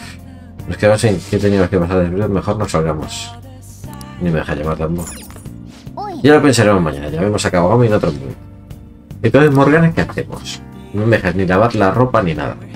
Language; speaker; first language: Spanish; native; Spanish